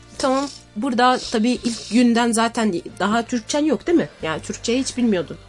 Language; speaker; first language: Turkish; native; Turkish